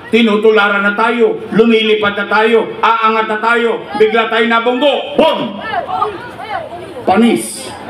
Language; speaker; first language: Filipino; native; Filipino